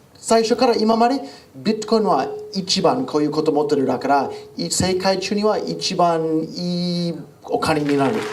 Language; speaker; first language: Japanese; non-native, learner; English